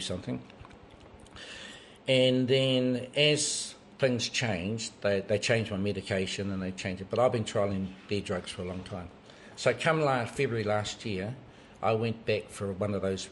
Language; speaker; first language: English; native; English